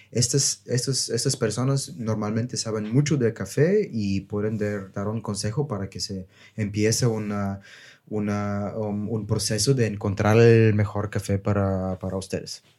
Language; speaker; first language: Spanish; non-native, fluent; Bulgarian